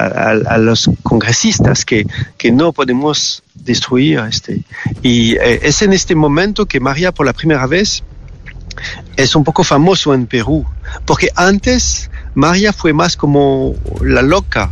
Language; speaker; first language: Spanish; non-native, learner; French